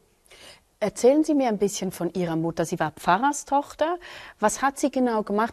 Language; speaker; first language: German; native; German